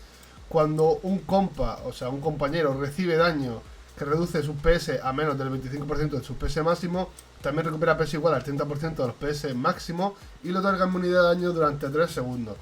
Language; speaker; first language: Spanish; native; Spanish